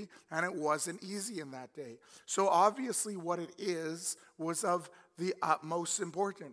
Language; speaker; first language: English; native; English